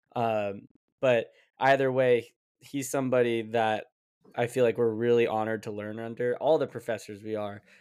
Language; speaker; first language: English; native; English